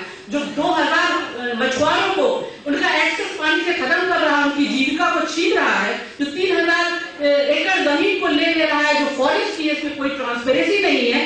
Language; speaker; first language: Hindi; native; Hindi